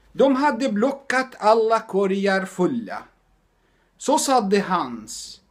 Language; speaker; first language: Swedish; non-native, fluent; Arabic